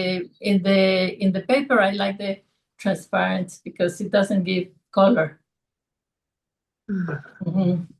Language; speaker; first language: English; non-native, fluent; Spanish